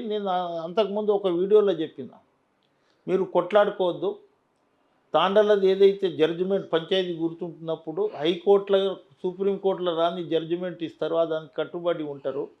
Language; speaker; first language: Telugu; non-native, local second language; Lambadi